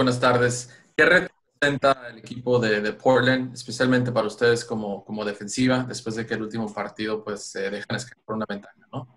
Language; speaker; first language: Spanish; native; Spanish